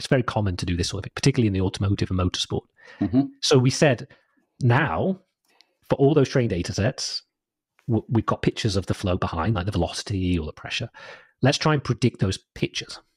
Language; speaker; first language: English; native; English